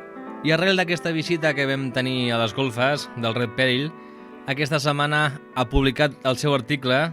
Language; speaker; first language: Catalan; native; Catalan